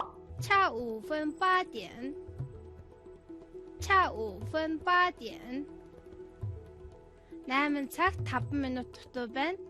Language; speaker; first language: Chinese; non-native, fluent; Mongolian